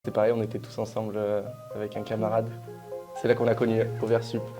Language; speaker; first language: French; native; French